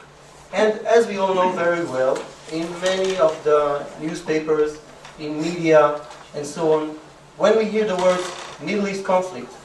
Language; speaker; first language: English; non-native, fluent; Hebrew